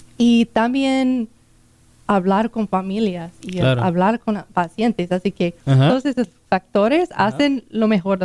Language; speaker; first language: Spanish; non-native, learner; English